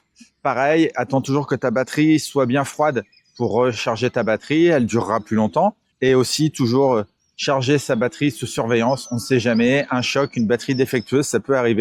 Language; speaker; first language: French; native; French